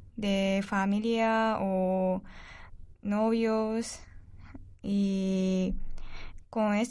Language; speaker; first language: Spanish; non-native, learner; Japanese